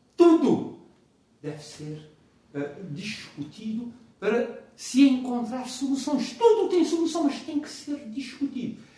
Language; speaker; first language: Portuguese; non-native, local second language; Kabuverdianu